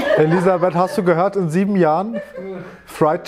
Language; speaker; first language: German; native; German